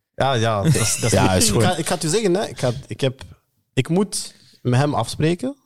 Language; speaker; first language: Dutch; early bilingual, other home language; Lingala